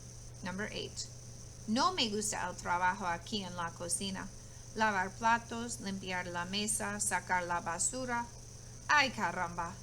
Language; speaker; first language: Spanish; non-native, fluent; English